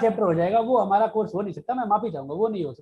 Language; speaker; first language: Hindi; native; Hindi